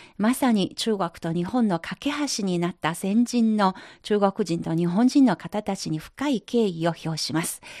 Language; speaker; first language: Japanese; non-native, fluent; Chinese